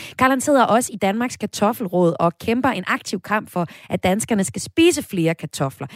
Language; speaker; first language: Danish; native; Danish